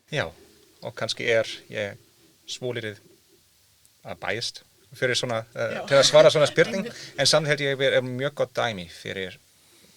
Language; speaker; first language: Icelandic; non-native, learner; German